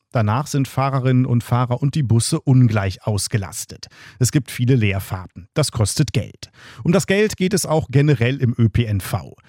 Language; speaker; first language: German; native; German